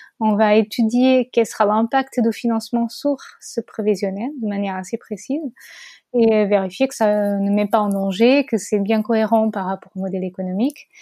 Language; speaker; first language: French; non-native, fluent; Portuguese